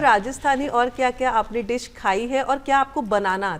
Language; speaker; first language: Hindi; native; Hindi